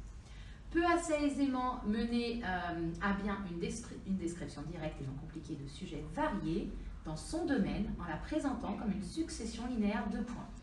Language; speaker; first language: French; native; French